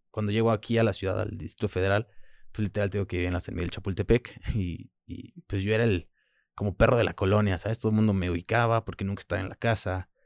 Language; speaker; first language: Spanish; early bilingual, other home language; French